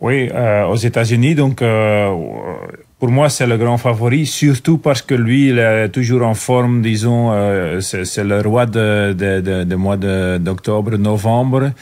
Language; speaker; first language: French; non-native, local second language; Dutch